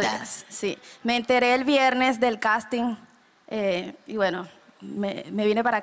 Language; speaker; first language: Spanish; native; Spanish